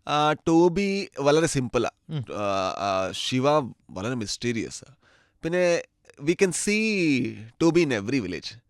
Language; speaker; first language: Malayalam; non-native, learner; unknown